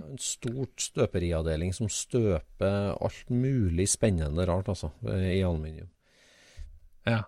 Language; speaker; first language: Norwegian; native; Norwegian